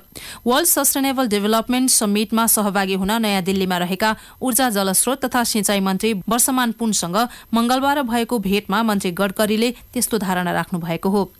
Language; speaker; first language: Nepali; native; Nepali